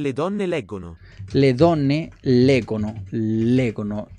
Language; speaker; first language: Italian; non-native, learner; Spanish